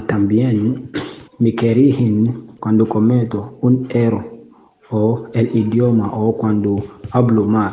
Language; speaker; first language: Spanish; non-native, learner; English